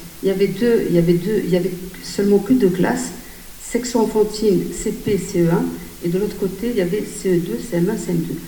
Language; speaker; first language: French; native; French